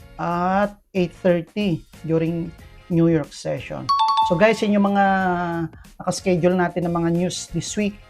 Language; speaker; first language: Filipino; native; Filipino